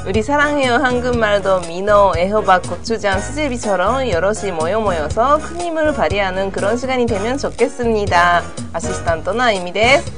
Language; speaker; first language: Korean; non-native, fluent; Japanese